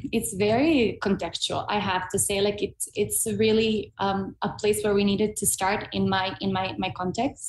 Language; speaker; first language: English; non-native, fluent; Serbian